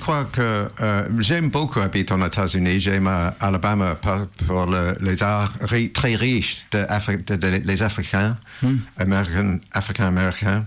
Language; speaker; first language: French; non-native, learner; English